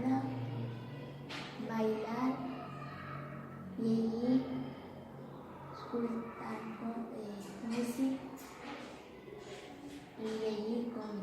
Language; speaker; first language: Catalan; early bilingual, other home language; Urdu